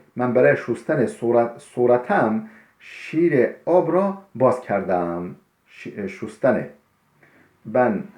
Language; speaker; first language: Persian; non-native, fluent; Turkish